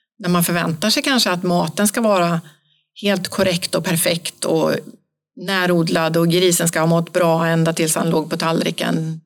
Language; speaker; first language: Swedish; native; Swedish